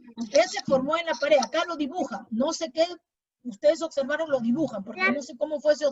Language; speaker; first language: Spanish; native; Spanish